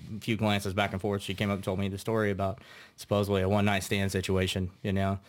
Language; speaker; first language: English; native; English